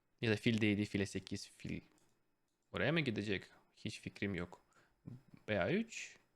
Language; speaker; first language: Turkish; non-native, fluent; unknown